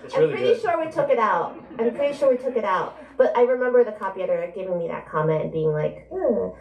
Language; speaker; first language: English; native; English